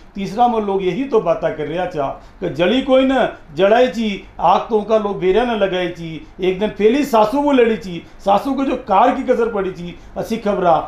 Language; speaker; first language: Hindi; native; Hindi